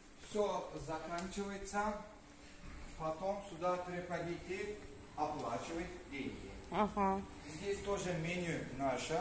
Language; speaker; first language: Russian; non-native, learner; Turkish